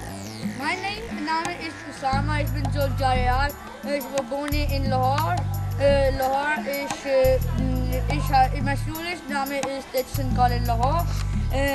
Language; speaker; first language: German; non-native, learner; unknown